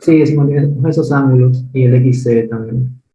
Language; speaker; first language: Spanish; native; Spanish